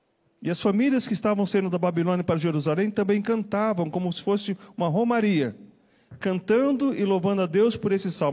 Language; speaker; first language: Portuguese; native; Portuguese